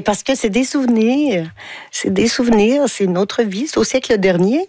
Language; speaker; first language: French; native; French